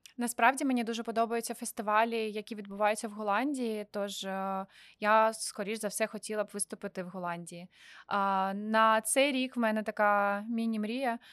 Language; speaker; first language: Ukrainian; non-native, local second language; Russian